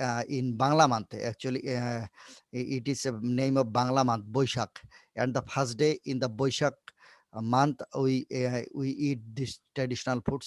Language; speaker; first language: English; non-native, learner; Bangla